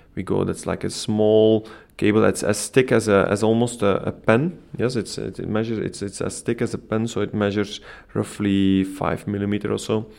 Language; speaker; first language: English; non-native, fluent; Dutch